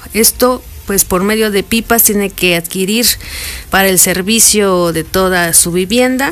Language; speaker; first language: Spanish; native; Spanish